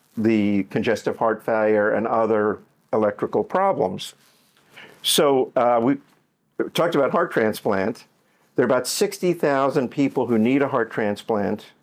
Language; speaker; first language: English; native; English